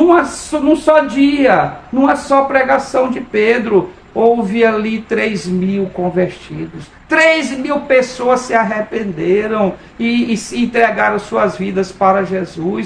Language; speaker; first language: Portuguese; native; Portuguese